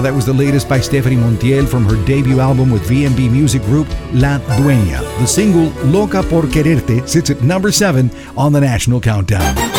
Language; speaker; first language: English; early bilingual, other home language; Spanish